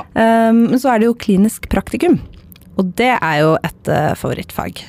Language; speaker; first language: Norwegian; native; Norwegian